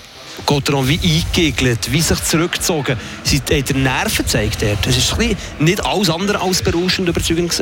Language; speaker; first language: German; native; German